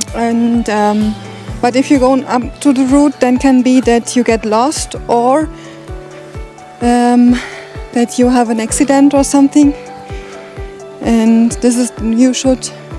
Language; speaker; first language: English; non-native, learner; German